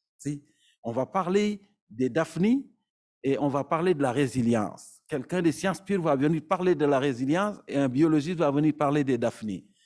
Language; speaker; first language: French; non-native, local second language; Serer